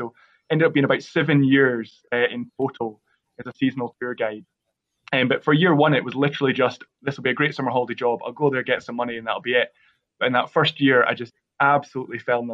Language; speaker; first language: English; native; English